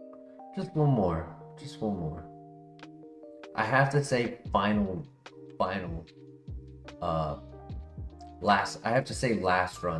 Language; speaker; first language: English; native; English